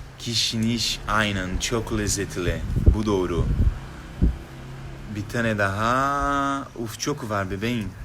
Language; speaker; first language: Turkish; non-native, learner; Portuguese